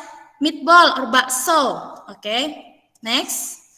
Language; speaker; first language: English; non-native, fluent; Indonesian